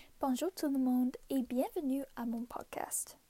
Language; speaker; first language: French; non-native, local second language; English